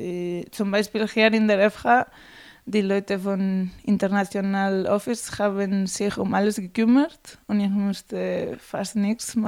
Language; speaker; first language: German; non-native, fluent; Spanish